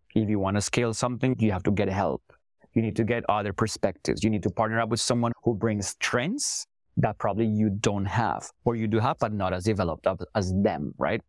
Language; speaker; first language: English; non-native, fluent; Spanish